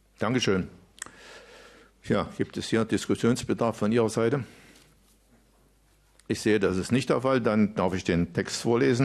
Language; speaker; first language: German; native; German